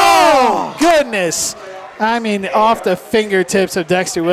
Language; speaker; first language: English; native; English